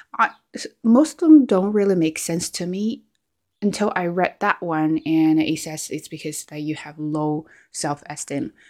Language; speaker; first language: English; non-native, fluent; Chinese